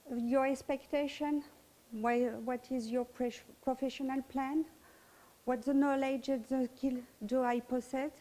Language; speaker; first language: English; non-native, learner; French